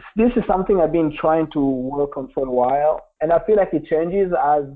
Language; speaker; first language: English; non-native, local second language; Kinyarwanda